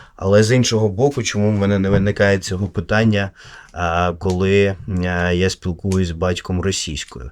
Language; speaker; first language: Ukrainian; non-native, local second language; Russian